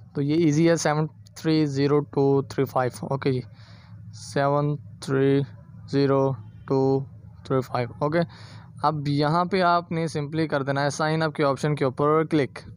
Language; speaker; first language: Urdu; non-native, local second language; Punjabi